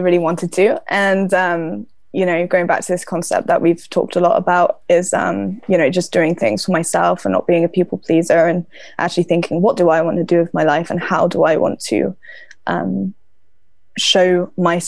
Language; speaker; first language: English; native; English